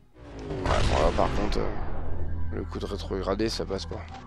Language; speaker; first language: French; native; French